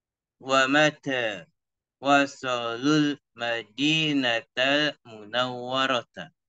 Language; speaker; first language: Arabic; non-native, fluent; Indonesian